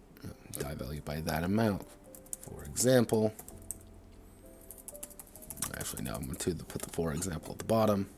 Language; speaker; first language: English; native; English